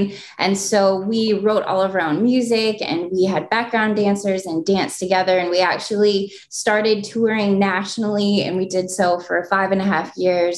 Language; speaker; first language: English; native; English